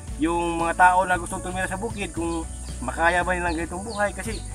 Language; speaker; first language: Filipino; non-native, local second language; Cebuano